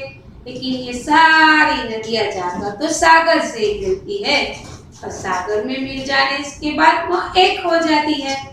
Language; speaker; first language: Hindi; non-native, local second language; Gujarati